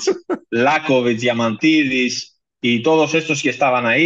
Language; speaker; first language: Spanish; non-native, fluent; Greek